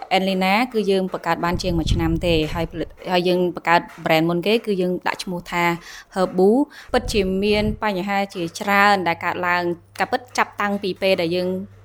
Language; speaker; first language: Khmer; native; Khmer